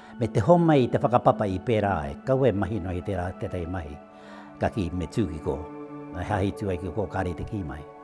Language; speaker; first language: Māori; native; Māori